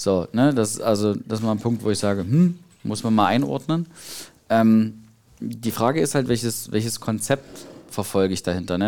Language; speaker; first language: German; native; German